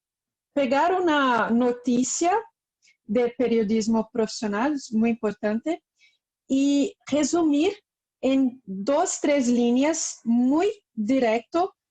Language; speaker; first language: Spanish; non-native, learner; Portuguese